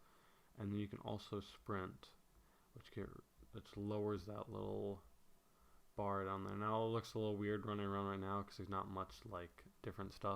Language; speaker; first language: English; native; English